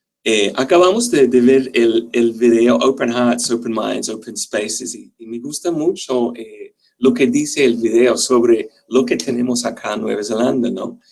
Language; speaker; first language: Spanish; non-native, fluent; English